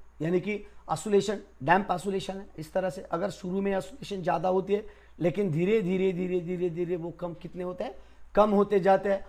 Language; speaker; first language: Hindi; non-native, local second language; Marathi